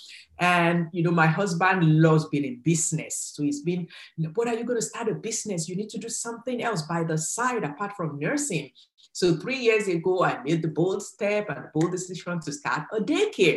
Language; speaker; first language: English; non-native, local second language; Yoruba